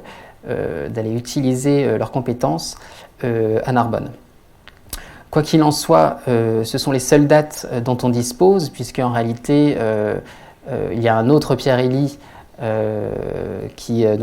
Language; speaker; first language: French; native; French